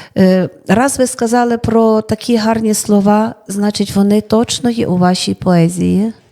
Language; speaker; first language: Ukrainian; native; Ukrainian